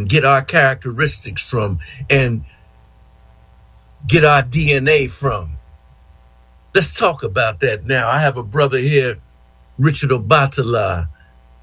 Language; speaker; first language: English; native; English